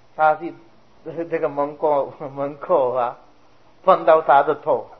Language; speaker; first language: Chinese; non-native, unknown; Sinhala